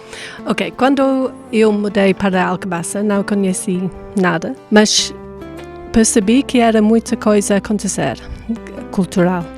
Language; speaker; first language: Portuguese; non-native, fluent; English